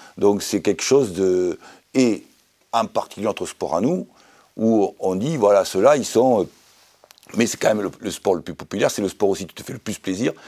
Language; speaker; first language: French; native; French